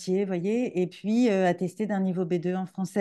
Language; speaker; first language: French; native; French